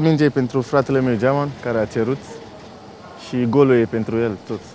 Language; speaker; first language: Romanian; non-native, learner; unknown